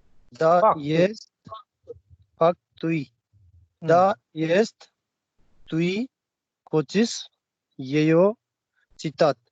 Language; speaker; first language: Russian; non-native, learner; Hindi